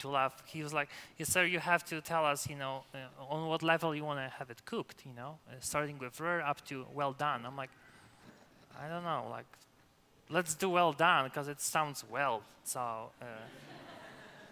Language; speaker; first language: English; non-native, fluent; Polish